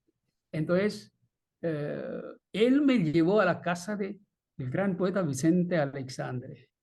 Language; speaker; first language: Spanish; non-native, fluent; Bangla